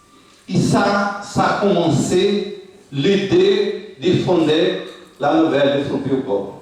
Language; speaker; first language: French; non-native, fluent; Portuguese